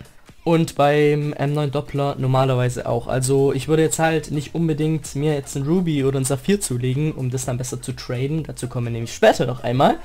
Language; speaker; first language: German; native; German